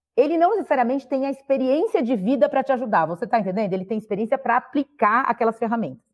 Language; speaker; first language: Portuguese; native; Portuguese